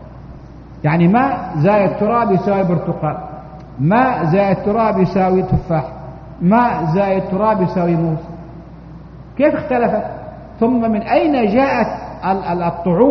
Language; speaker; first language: Arabic; native; Arabic